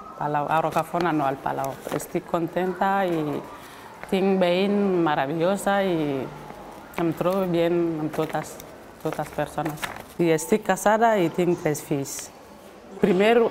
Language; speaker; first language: Catalan; non-native, fluent; Bambara